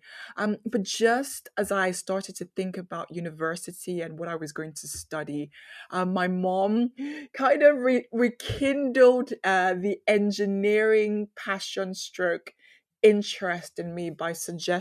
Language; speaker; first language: English; non-native, local second language; Yoruba